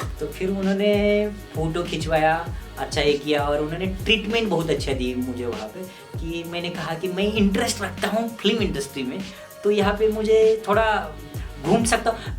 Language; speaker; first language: Hindi; non-native, local second language; Marathi